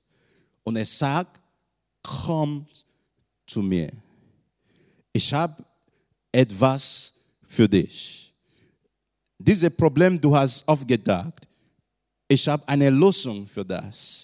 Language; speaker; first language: German; non-native, learner; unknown